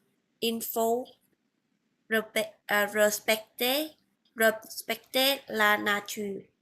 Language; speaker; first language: French; non-native, learner; Vietnamese